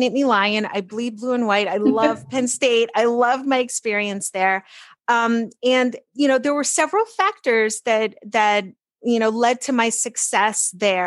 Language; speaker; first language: English; early bilingual, other home language; Portuguese